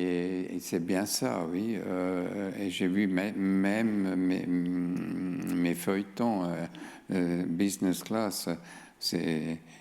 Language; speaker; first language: French; non-native, fluent; German